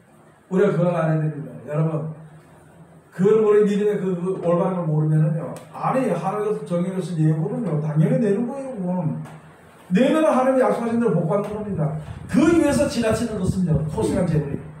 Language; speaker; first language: Korean; native; Korean